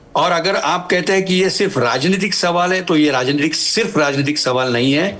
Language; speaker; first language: Hindi; non-native, local second language; Marathi